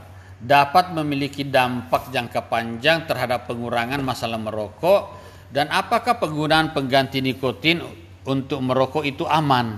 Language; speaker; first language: Indonesian; native; Indonesian